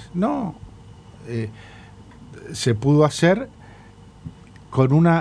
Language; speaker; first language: Spanish; native; Spanish